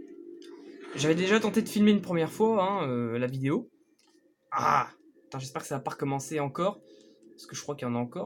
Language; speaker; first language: French; native; French